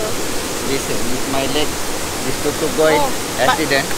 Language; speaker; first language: English; non-native, learner; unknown